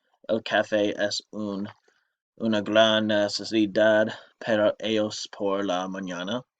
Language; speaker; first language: Spanish; non-native, learner; English